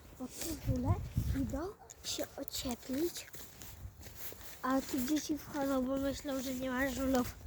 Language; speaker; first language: Polish; native; Polish